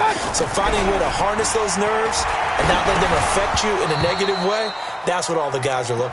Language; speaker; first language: English; native; English